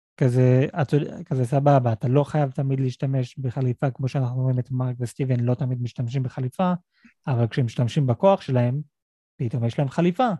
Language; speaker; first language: Hebrew; native; Hebrew